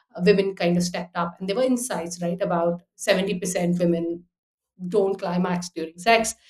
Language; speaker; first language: English; non-native, fluent; Hindi